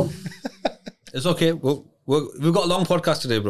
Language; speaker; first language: English; native; English